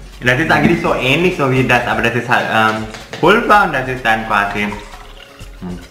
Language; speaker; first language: German; non-native, learner; Indonesian